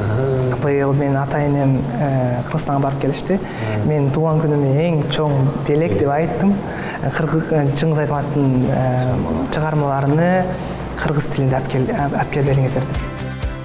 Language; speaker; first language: Kyrgyz; early bilingual, heritage; Kyrgyz